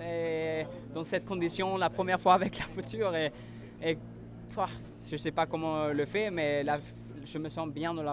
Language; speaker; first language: French; non-native, learner; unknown